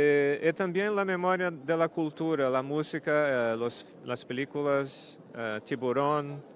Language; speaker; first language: Spanish; non-native, fluent; Portuguese